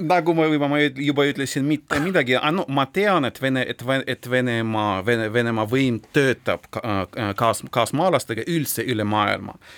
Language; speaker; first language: Estonian; non-native, local second language; Russian